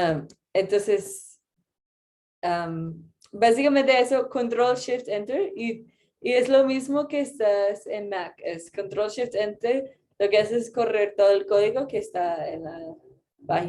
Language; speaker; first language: Spanish; non-native, fluent; English